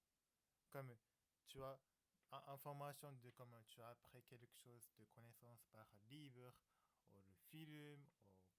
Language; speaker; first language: French; non-native, learner; Japanese